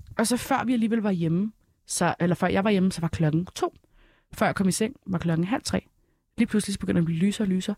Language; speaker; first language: Danish; early bilingual, other home language; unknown